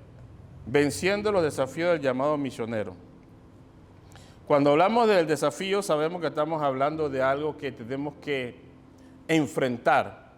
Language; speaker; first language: Spanish; native; Spanish